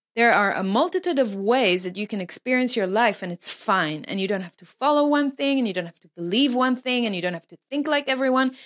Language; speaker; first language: English; non-native, fluent; Hebrew